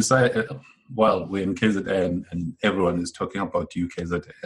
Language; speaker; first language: English; non-native, local second language; Zulu